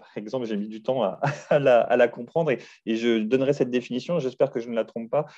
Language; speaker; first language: French; native; French